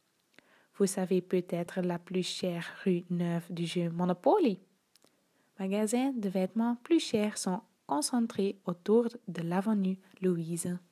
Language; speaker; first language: French; non-native, learner; Dutch